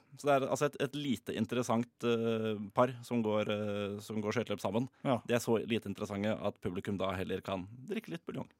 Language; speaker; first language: Norwegian; native; Norwegian